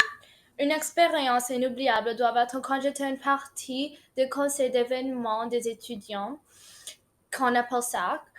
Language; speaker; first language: French; non-native, local second language; Urdu